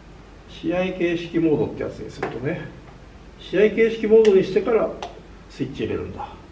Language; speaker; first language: Japanese; native; Japanese